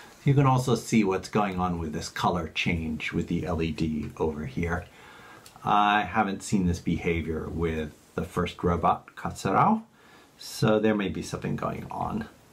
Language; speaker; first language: English; native; English